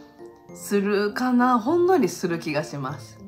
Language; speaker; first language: Japanese; native; Japanese